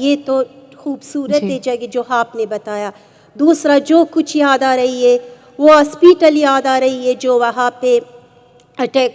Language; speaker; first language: Hindi; non-native, fluent; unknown